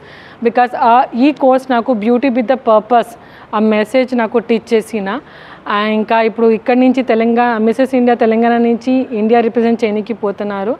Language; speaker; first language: Telugu; non-native, local second language; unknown